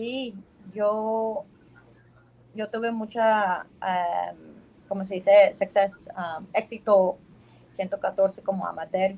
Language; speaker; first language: Spanish; early bilingual, heritage; Spanish